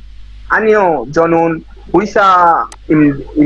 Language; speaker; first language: Korean; non-native, learner; Bangla